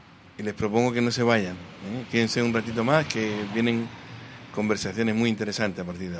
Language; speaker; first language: Spanish; native; Spanish